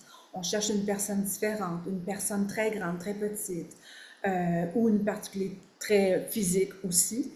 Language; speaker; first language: French; native; French